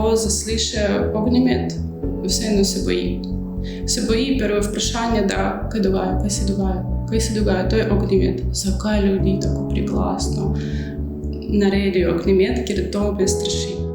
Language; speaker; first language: Slovenian; non-native, learner; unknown